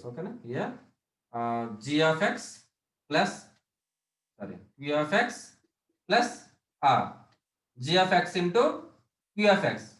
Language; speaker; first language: English; non-native, local second language; Telugu